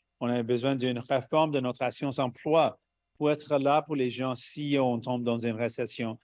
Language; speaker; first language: French; non-native, local second language; English